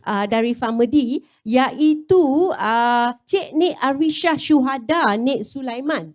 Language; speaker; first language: Malay; native; Malay